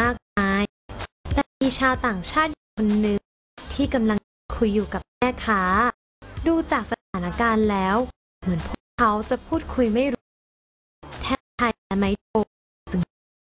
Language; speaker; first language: Thai; native; Thai